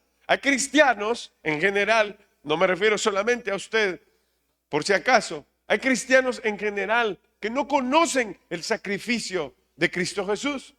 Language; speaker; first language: Spanish; native; Spanish